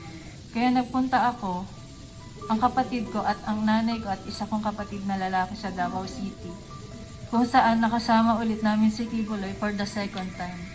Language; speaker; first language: Filipino; native; Filipino